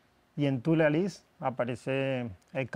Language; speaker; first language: French; non-native, learner; Spanish